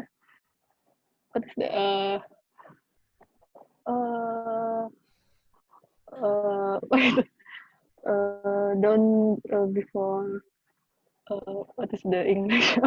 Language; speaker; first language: English; non-native, learner; Indonesian